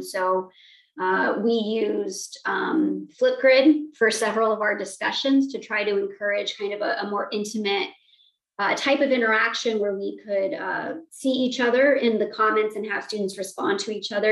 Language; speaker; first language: English; native; English